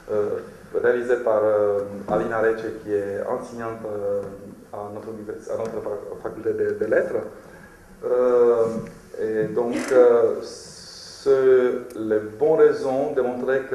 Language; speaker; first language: French; non-native, fluent; Romanian